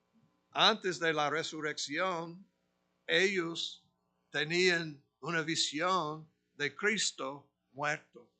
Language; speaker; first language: Spanish; non-native, fluent; English